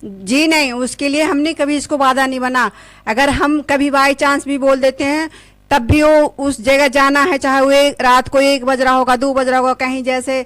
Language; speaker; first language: Hindi; native; Hindi